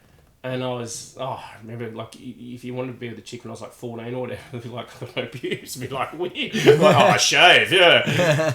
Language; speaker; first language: English; native; English